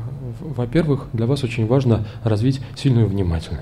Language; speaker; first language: Russian; native; Russian